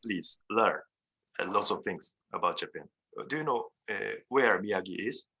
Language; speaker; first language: English; non-native, fluent; Japanese